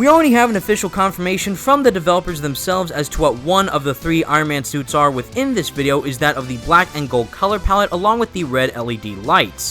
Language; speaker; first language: English; native; English